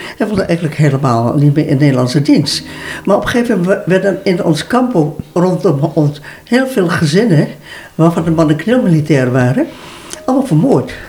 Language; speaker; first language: Dutch; early bilingual, other home language; Malay